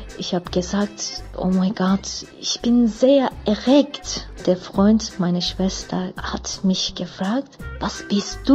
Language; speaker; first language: German; non-native, learner; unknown